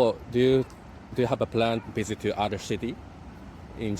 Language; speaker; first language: English; non-native, learner; Japanese